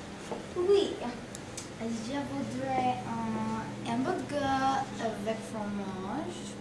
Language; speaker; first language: French; non-native, learner; English